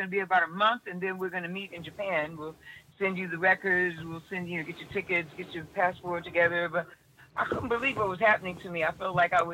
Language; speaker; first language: English; native; English